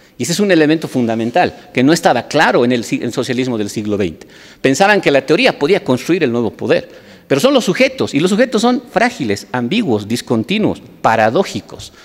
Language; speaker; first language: Spanish; native; Spanish